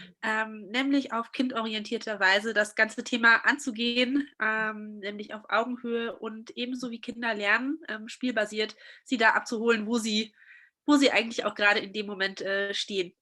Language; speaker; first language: German; native; German